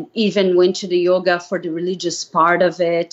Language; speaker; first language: English; non-native, fluent; Portuguese